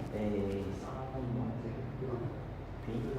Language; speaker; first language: French; non-native, learner; Khmer